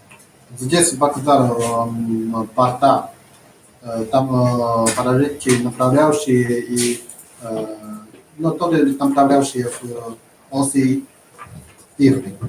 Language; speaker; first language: Russian; non-native, learner; Chinese